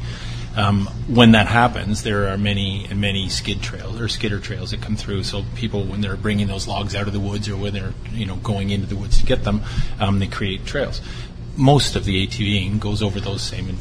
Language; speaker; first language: English; native; English